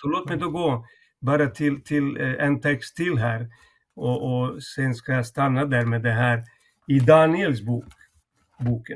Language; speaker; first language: Swedish; non-native, fluent; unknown